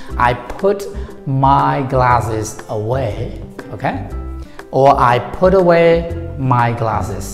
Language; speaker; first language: English; non-native, fluent; Khmer